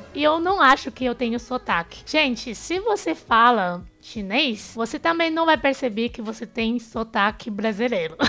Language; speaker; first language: Portuguese; non-native, fluent; Chinese